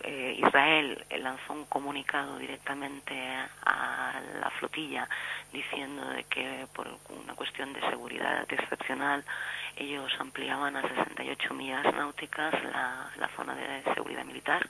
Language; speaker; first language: Spanish; native; Spanish